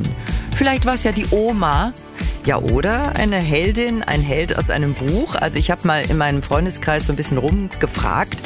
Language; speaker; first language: German; native; German